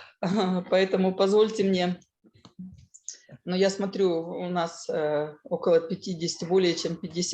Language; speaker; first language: Russian; native; Russian